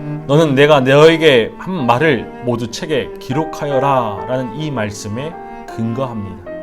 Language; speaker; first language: Korean; native; Korean